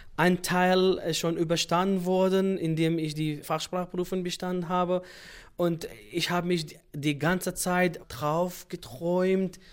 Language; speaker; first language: German; non-native, fluent; Central Kurdish